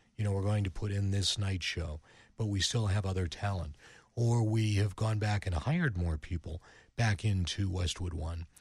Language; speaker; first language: English; native; English